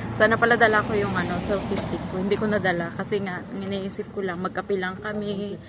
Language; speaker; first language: Filipino; non-native, local second language; Cebuano